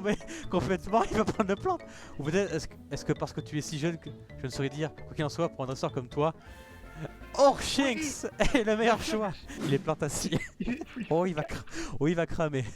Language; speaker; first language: French; native; French